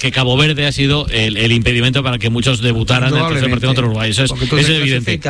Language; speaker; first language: Spanish; native; Spanish